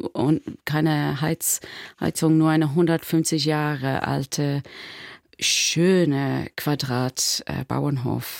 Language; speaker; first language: German; non-native, learner; English